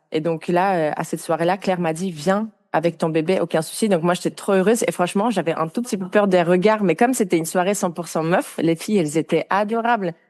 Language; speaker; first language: French; non-native, fluent; Polish